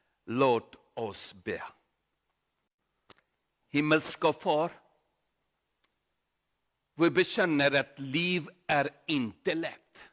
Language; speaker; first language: Swedish; non-native, learner; Urdu